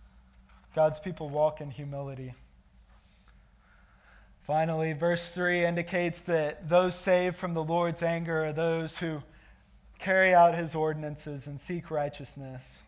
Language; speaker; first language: English; native; English